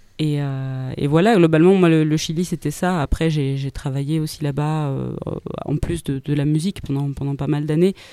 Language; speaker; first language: French; native; French